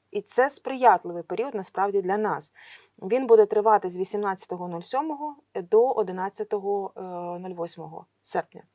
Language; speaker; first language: Ukrainian; non-native, local second language; Russian